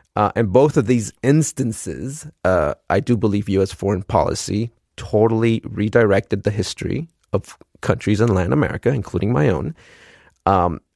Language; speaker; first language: English; early bilingual, other home language; Spanish